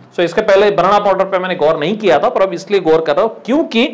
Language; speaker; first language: Hindi; non-native, local second language; Marathi